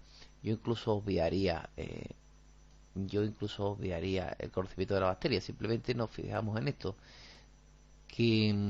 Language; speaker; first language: Spanish; native; Spanish